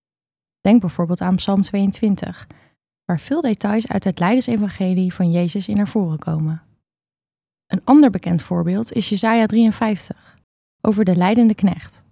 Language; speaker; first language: Dutch; native; Dutch